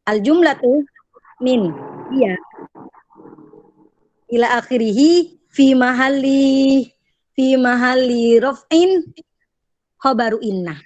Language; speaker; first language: Arabic; non-native, learner; Indonesian